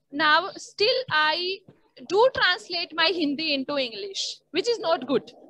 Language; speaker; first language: English; non-native, learner; Hindi